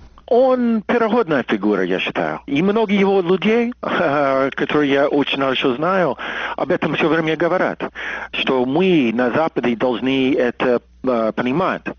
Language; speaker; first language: Russian; non-native, fluent; English